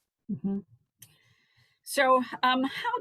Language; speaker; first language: English; native; English